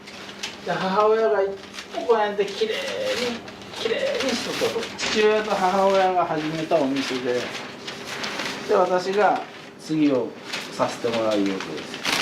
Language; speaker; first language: Japanese; native; Japanese